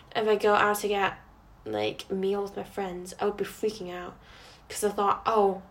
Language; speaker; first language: English; non-native, local second language; Cantonese